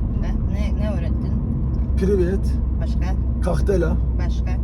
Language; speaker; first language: Turkish; non-native, learner; Russian